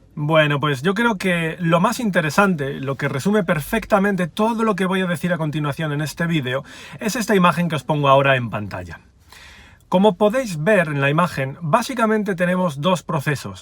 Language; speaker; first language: Spanish; native; Spanish